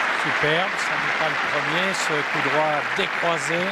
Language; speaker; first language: French; native; French